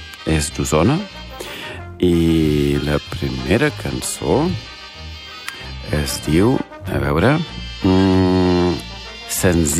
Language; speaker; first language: Catalan; non-native, fluent; German